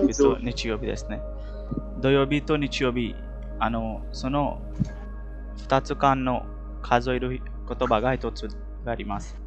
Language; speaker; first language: Japanese; non-native, fluent; Hindi